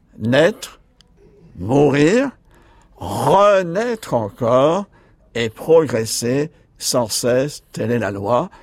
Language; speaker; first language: French; native; French